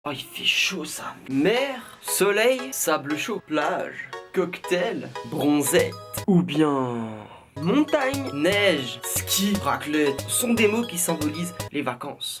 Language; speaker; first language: French; native; French